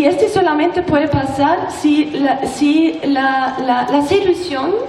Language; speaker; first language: Spanish; non-native, learner; German